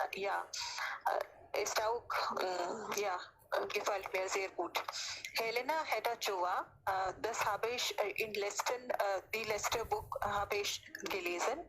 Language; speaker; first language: German; non-native, learner; Hindi